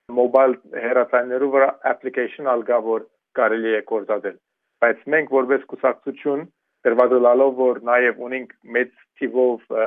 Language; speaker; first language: Armenian; early bilingual, heritage; Armenian